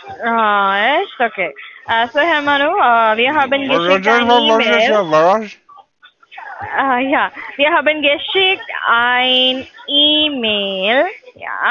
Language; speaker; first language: German; non-native, learner; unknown